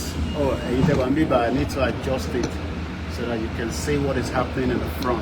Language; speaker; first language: English; non-native, local second language; Yoruba